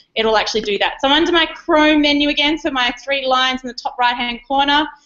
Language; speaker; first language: English; native; English